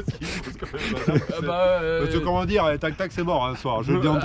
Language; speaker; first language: French; native; French